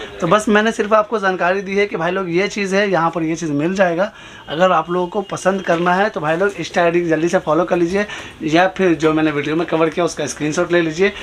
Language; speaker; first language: Hindi; native; Hindi